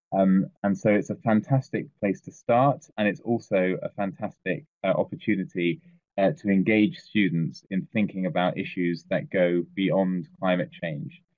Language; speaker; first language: English; native; English